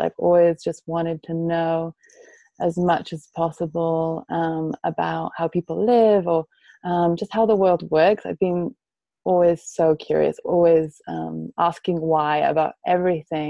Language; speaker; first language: English; native; English